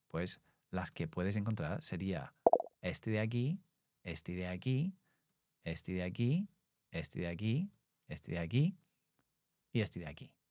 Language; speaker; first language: Spanish; non-native, fluent; English